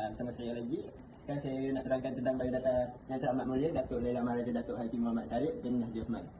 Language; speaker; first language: Malay; non-native, local second language; Tamil